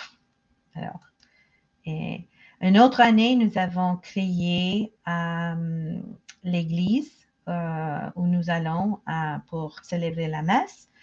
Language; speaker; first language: French; non-native, local second language; English